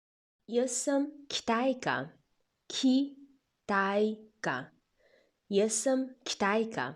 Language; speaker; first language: Slovenian; non-native, fluent; Chinese